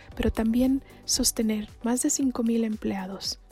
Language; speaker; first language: Spanish; native; Spanish